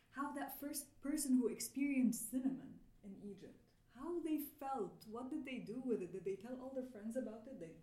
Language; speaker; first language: English; non-native, fluent; Arabic